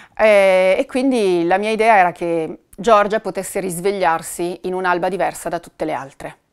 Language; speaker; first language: Italian; native; Italian